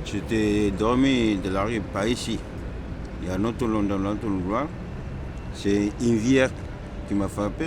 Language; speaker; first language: French; non-native, learner; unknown